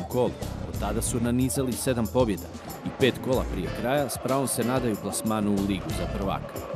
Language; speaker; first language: Serbian; native; Serbian